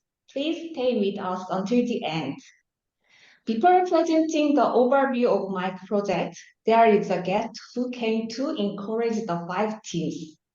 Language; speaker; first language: English; non-native, learner; Korean